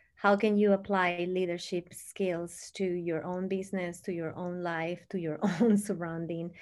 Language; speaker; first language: English; non-native, fluent; Spanish